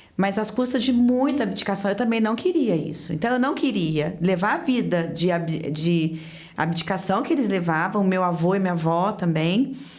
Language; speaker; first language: Portuguese; native; Portuguese